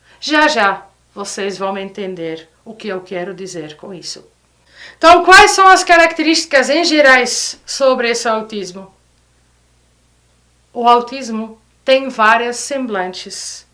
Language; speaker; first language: Portuguese; non-native, fluent; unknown